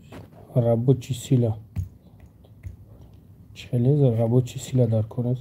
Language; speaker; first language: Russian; non-native, learner; Tajik